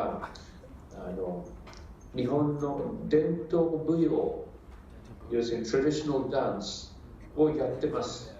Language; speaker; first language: Japanese; non-native, fluent; English